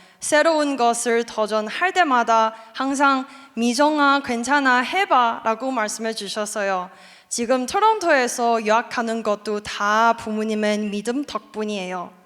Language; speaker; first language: Korean; non-native, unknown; Chinese